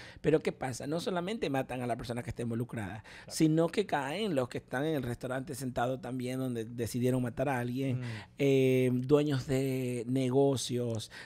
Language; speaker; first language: Spanish; native; Spanish